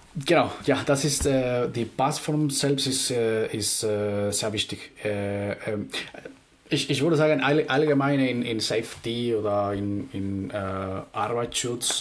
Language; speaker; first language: German; non-native, fluent; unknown